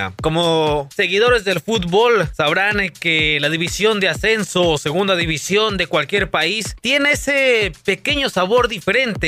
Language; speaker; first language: Spanish; native; Spanish